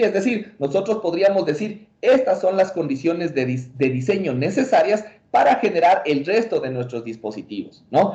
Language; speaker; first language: Spanish; native; Spanish